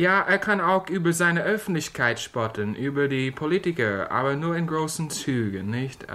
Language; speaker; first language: German; non-native, fluent; English